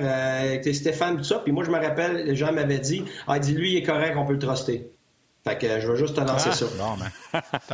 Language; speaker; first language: French; native; French